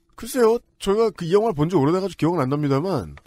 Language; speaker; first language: Korean; native; Korean